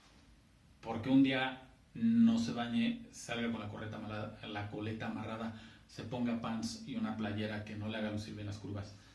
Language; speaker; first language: Spanish; native; Spanish